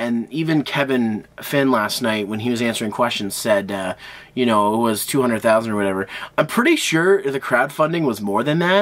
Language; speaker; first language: English; native; English